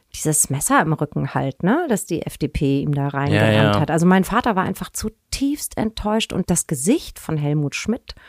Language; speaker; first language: German; native; German